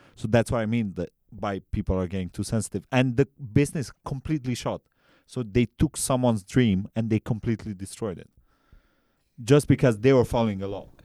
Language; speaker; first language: English; non-native, fluent; Romanian